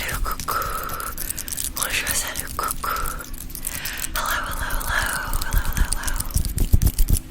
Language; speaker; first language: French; non-native, learner; English